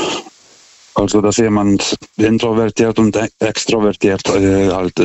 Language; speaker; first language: German; non-native, fluent; Lithuanian